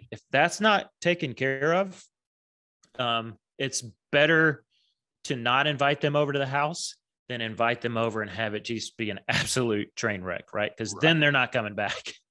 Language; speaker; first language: English; native; English